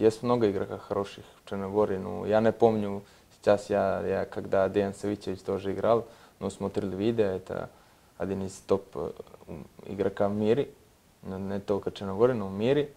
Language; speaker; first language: Russian; non-native, learner; Serbian